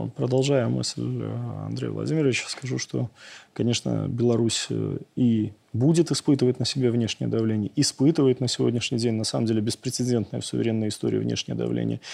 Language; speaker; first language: Russian; native; Russian